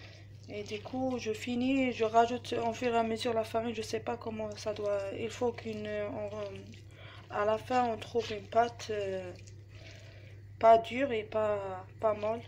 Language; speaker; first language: French; non-native, learner; Arabic